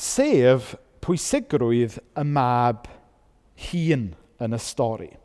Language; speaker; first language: Welsh; native; Welsh